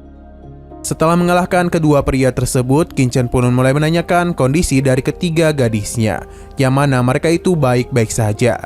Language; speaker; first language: Indonesian; native; Indonesian